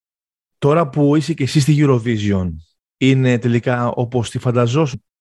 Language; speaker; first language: Greek; native; Greek